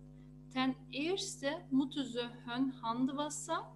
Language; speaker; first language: Dutch; non-native, learner; Turkish